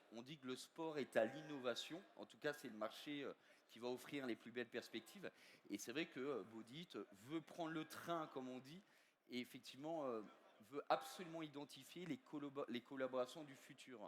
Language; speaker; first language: French; native; French